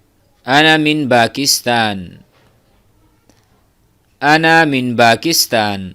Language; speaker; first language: Arabic; non-native, fluent; Urdu